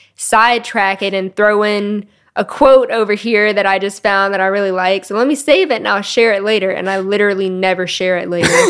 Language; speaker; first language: English; native; English